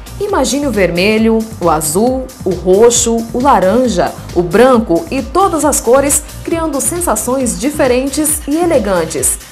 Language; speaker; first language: Portuguese; native; Portuguese